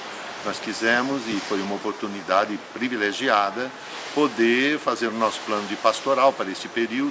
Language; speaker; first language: Portuguese; native; Portuguese